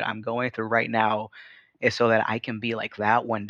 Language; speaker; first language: English; native; English